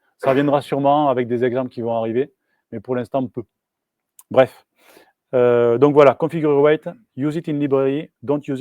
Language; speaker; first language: French; native; French